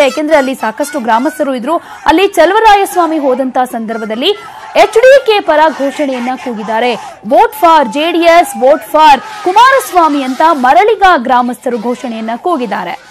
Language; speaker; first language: Kannada; native; Kannada